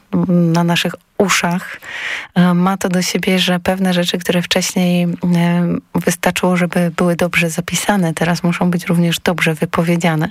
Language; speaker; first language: Polish; native; Polish